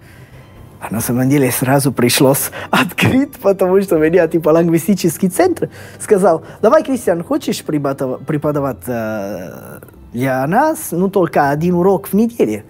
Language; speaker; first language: Russian; non-native, fluent; Italian